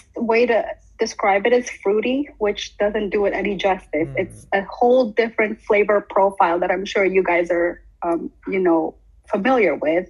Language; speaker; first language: English; non-native, local second language; Filipino